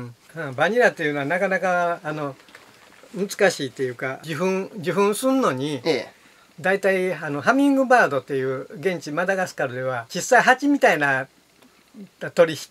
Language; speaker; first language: Japanese; native; Japanese